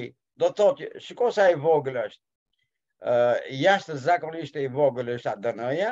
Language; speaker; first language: Albanian; native; Albanian